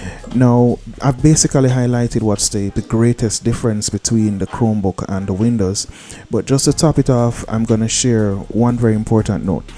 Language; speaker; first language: English; native; English